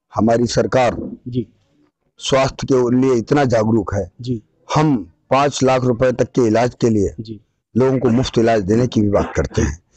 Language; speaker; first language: Hindi; native; Hindi